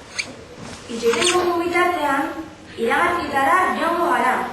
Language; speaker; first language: Basque; non-native, local second language; Spanish